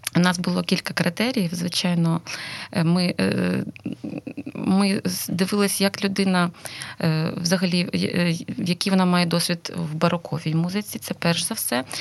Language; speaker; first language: Ukrainian; non-native, local second language; Russian